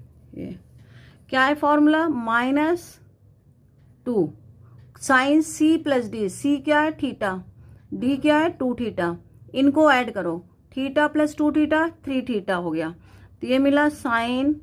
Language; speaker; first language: Hindi; native; Hindi